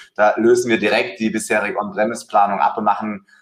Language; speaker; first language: German; native; German